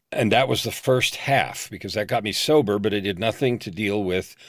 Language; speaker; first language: English; native; English